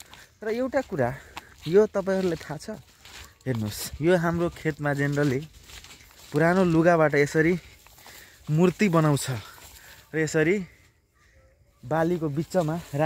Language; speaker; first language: Nepali; non-native, local second language; Maithili